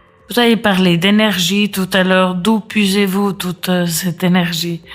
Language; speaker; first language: French; native; French